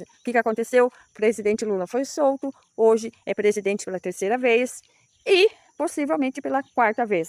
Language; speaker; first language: Portuguese; native; Portuguese